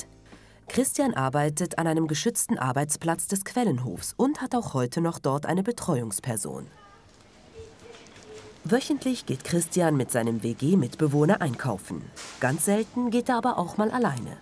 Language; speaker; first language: German; native; German